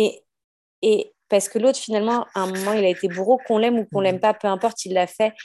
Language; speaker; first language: French; native; French